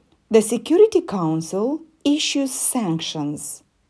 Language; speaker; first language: English; non-native, fluent; Romanian